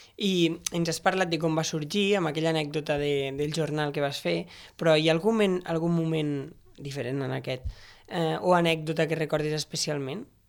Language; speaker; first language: Catalan; native; Catalan